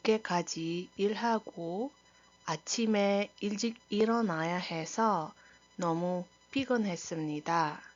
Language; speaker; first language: Korean; non-native, fluent; Iloko